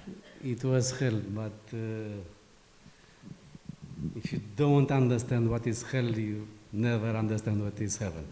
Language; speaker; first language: English; non-native, fluent; Romanian